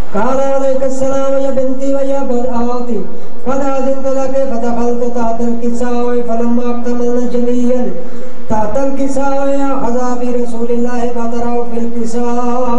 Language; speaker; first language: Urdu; non-native, local second language; Punjabi